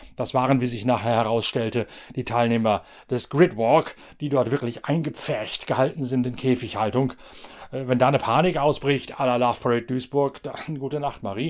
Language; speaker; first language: German; native; German